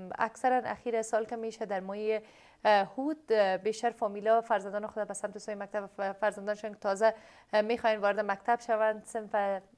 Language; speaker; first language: Persian; native; Persian